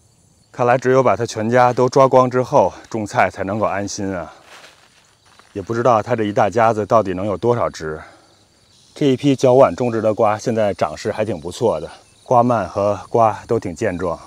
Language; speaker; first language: Chinese; native; Chinese